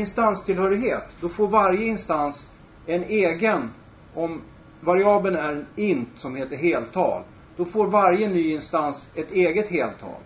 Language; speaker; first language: Swedish; native; Swedish